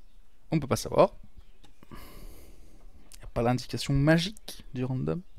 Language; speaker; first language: French; native; French